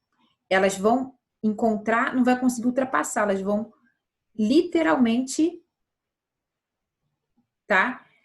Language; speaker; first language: Portuguese; native; Portuguese